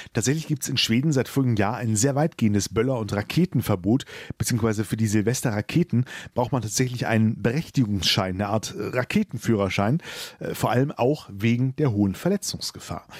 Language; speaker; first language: German; native; German